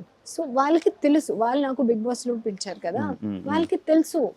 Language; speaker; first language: Telugu; non-native, local second language; Hindi